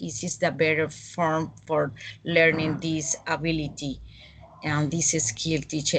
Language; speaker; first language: English; non-native, learner; Spanish